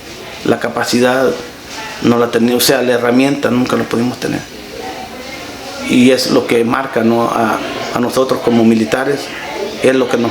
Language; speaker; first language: Spanish; native; Spanish